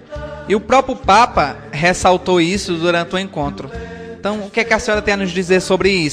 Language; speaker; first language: Portuguese; native; Portuguese